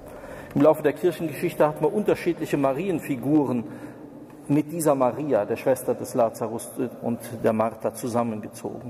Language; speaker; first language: German; native; German